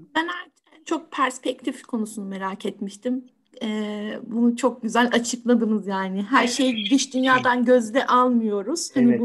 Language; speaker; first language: Turkish; native; Turkish